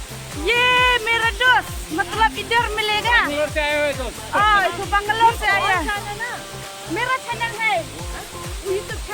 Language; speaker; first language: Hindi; non-native, local second language; Khasi